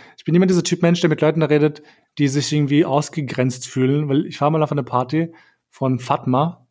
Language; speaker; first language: German; early bilingual, other home language; Albanian